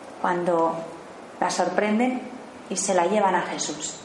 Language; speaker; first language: Spanish; native; Spanish